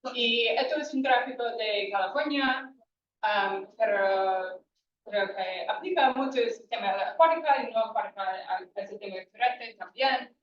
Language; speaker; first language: Spanish; non-native, fluent; English